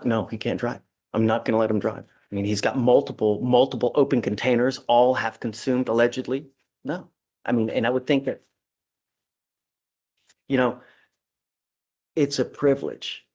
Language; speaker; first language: English; native; English